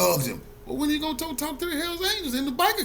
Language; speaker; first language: English; native; English